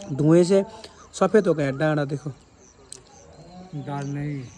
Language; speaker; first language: Hindi; non-native, learner; Nepali